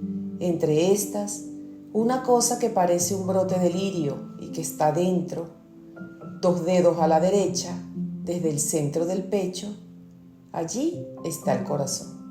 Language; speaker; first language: Spanish; native; Spanish